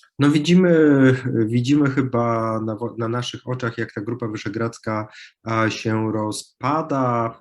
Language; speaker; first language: Polish; native; Polish